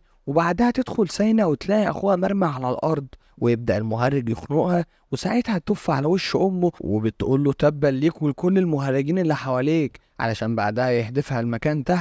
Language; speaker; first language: Arabic; native; Arabic